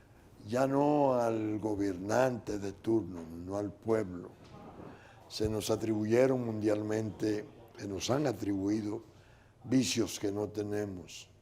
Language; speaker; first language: Spanish; native; Spanish